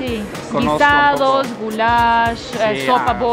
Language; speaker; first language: Spanish; non-native, fluent; Ukrainian